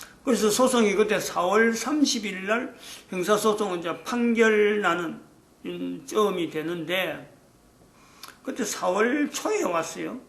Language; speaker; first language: Korean; native; Korean